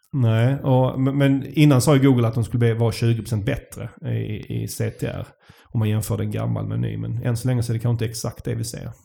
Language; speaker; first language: Swedish; native; Swedish